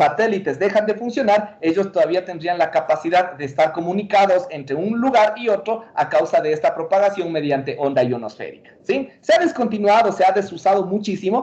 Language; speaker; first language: Spanish; native; Spanish